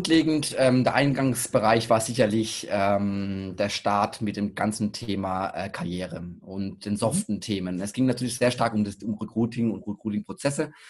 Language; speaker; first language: German; native; German